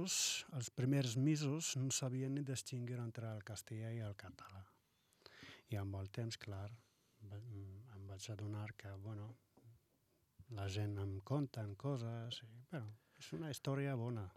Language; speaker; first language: Catalan; non-native, learner; Arabic